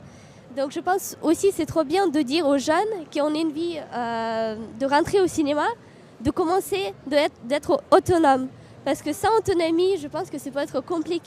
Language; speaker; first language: French; non-native, fluent; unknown